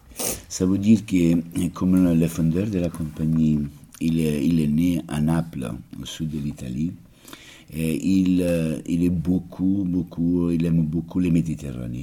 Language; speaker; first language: French; non-native, learner; Italian